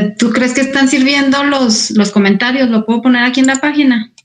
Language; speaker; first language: Spanish; native; Spanish